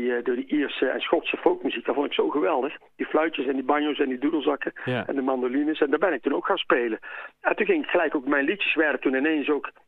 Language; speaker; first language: Dutch; native; Dutch